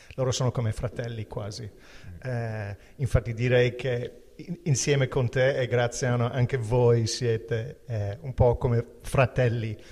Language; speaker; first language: Italian; non-native, fluent; English